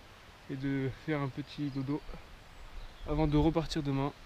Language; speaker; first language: French; native; French